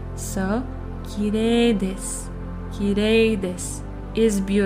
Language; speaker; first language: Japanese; non-native, fluent; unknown